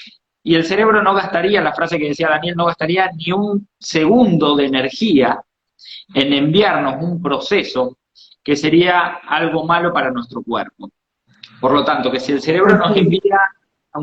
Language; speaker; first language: Spanish; native; Spanish